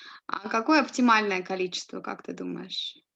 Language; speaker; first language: Russian; native; Russian